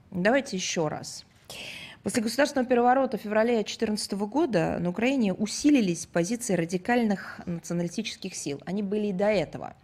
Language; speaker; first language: Russian; native; Russian